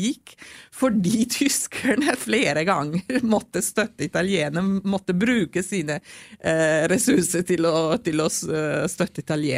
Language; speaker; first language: Norwegian; non-native, fluent; Italian